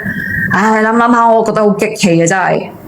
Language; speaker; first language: Cantonese; native; Cantonese